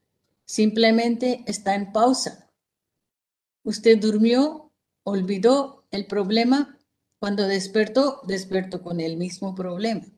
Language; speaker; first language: Spanish; non-native, fluent; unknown